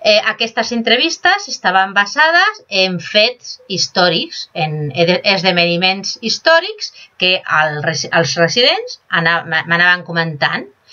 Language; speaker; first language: Catalan; non-native, local second language; Spanish